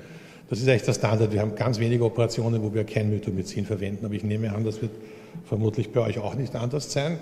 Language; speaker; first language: German; native; German